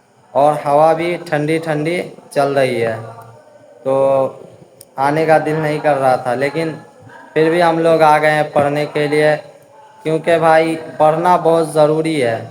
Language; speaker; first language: Hindi; native; Hindi